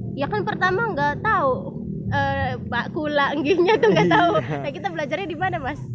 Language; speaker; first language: Indonesian; non-native, local second language; Javanese